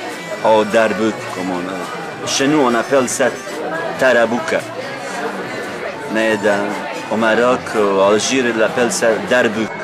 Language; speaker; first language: French; non-native, fluent; Bosnian